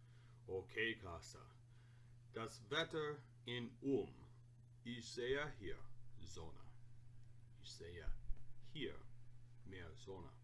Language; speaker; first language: German; non-native, fluent; English